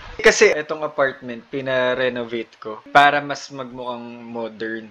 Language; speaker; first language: Filipino; native; Filipino